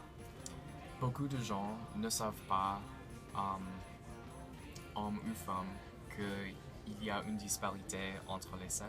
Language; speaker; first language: French; non-native, learner; English